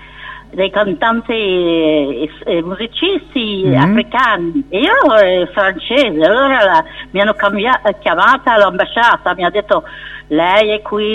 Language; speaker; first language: Italian; non-native, fluent; French